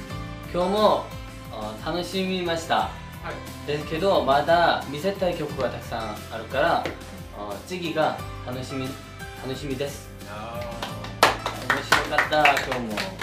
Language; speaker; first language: Japanese; non-native, learner; Korean